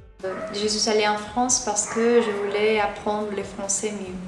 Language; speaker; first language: French; non-native, learner; Spanish